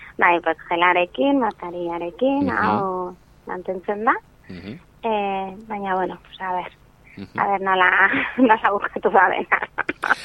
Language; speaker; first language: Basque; non-native, local second language; Spanish